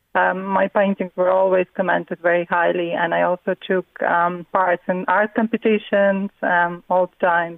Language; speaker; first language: English; non-native, fluent; Russian